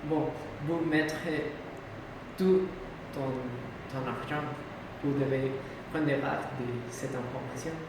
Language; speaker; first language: French; non-native, learner; Spanish